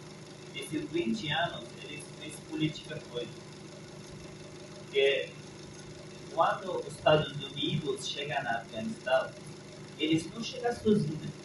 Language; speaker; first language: Portuguese; non-native, learner; Persian